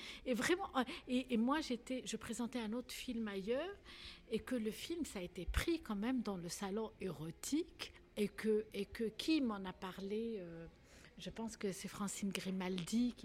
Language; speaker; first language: French; non-native, local second language; Arabic